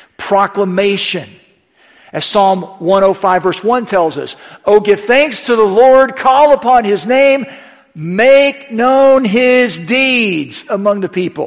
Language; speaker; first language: English; native; English